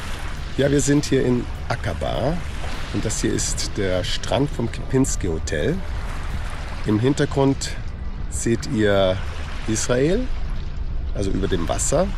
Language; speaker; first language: German; native; German